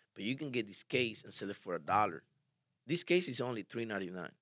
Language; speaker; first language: English; early bilingual, other home language; Spanish